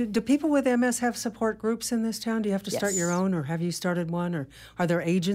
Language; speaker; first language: English; native; English